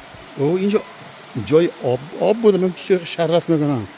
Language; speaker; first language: Persian; native; Persian